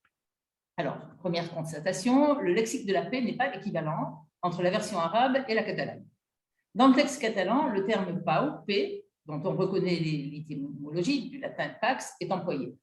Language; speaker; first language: French; native; French